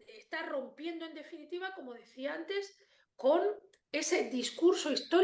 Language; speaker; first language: Spanish; native; Spanish